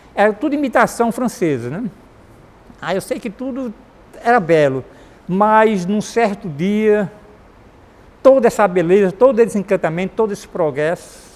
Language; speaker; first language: Portuguese; native; Portuguese